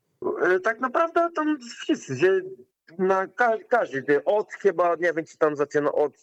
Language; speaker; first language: Polish; non-native, learner; Portuguese